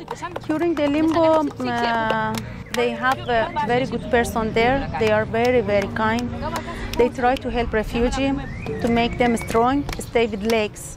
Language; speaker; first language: English; non-native, learner; Persian